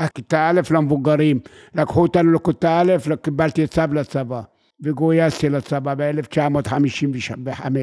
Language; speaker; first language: Hebrew; non-native, fluent; Arabic